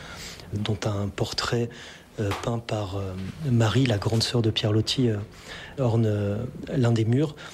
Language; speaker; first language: French; native; French